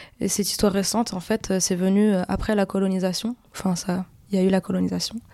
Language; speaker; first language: French; non-native, local second language; Arabic